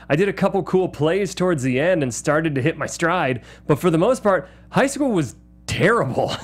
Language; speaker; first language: English; native; English